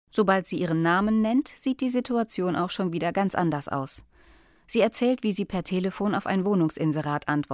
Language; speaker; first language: German; native; German